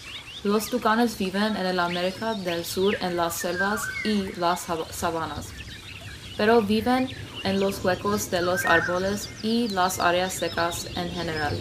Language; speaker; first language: Spanish; non-native, learner; English